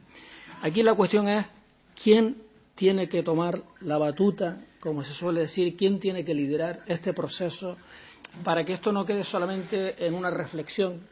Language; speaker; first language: Spanish; native; Spanish